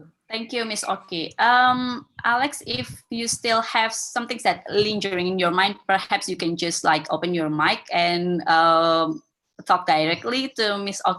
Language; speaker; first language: English; non-native, fluent; Indonesian